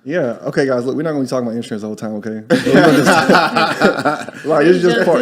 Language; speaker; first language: English; native; English